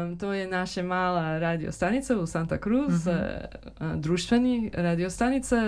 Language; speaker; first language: Serbian; early bilingual, heritage; Serbian